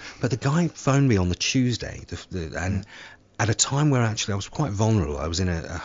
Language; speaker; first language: English; native; English